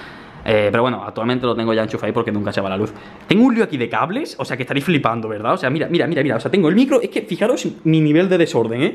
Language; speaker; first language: Spanish; native; Spanish